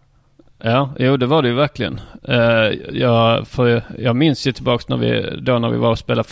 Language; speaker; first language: Swedish; native; Swedish